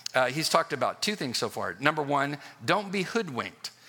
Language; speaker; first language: English; native; English